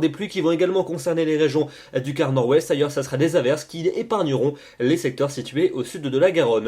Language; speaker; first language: French; native; French